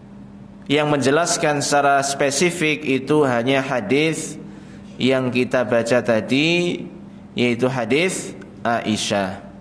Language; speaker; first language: Indonesian; native; Indonesian